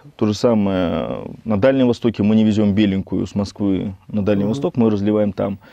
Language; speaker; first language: Russian; native; Russian